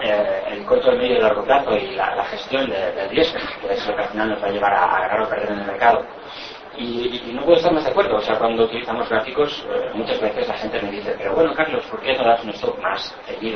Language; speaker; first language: Spanish; native; Spanish